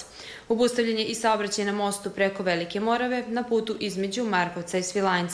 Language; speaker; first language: Serbian; native; Serbian